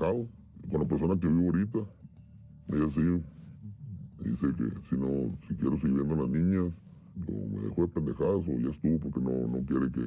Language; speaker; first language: Spanish; native; Spanish